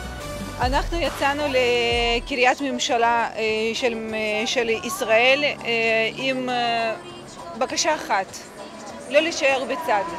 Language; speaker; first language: Hebrew; non-native, fluent; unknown